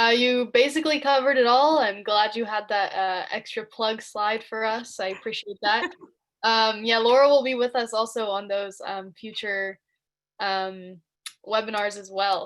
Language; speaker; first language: English; native; English